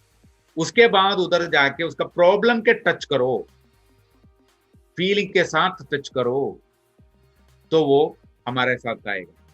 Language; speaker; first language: Hindi; non-native, local second language; Malayalam